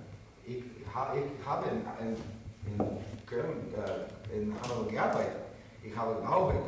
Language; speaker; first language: German; non-native, learner; English